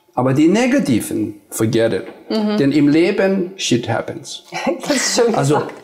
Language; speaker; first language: German; non-native, fluent; Nepali